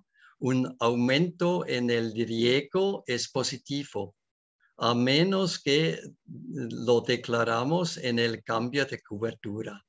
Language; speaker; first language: Spanish; non-native, learner; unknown